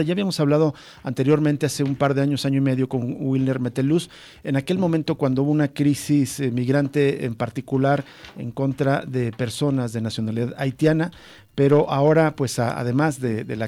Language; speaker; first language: Spanish; native; Spanish